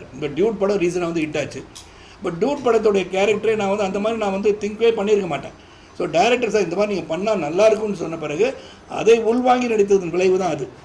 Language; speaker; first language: Tamil; native; Tamil